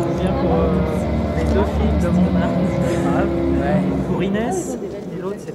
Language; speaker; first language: French; native; French